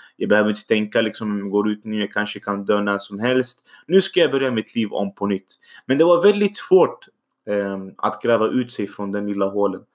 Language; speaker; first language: Swedish; early bilingual, other home language; Arabic